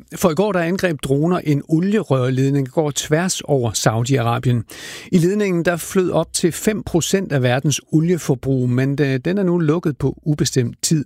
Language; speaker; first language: Danish; native; Danish